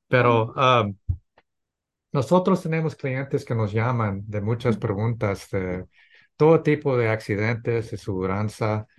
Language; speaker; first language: Spanish; early bilingual, heritage; English